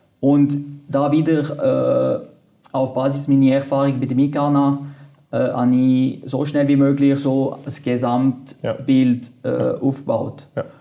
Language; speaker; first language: German; non-native, local second language; French